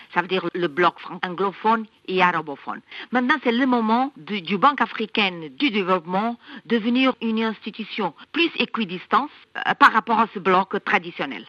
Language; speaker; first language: French; non-native, fluent; Kabuverdianu